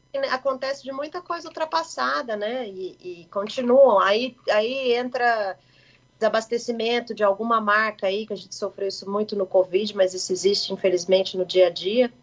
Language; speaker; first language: Portuguese; native; Portuguese